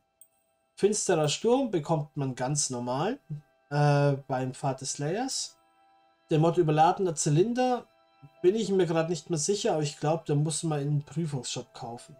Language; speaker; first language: German; native; German